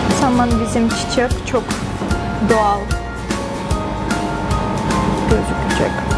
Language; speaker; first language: Turkish; non-native, fluent; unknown